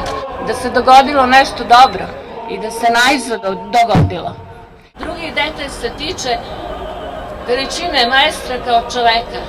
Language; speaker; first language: Serbian; native; Serbian